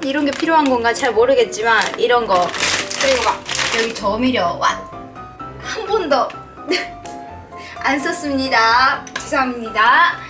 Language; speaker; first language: Korean; non-native, fluent; Japanese